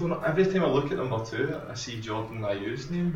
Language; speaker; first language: English; native; English